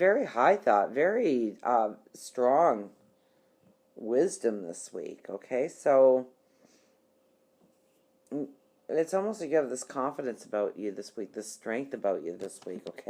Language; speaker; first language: English; native; English